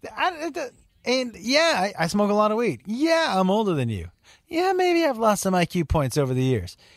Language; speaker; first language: English; native; English